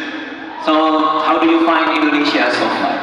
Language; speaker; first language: English; non-native, fluent; Indonesian